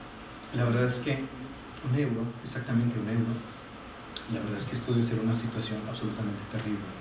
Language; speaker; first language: Spanish; native; Spanish